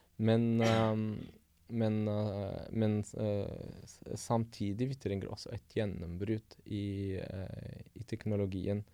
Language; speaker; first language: Norwegian; non-native, fluent; Arabic